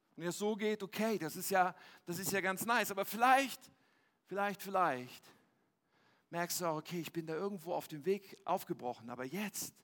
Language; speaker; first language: German; native; German